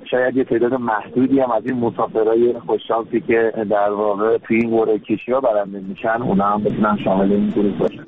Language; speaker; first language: Persian; native; Persian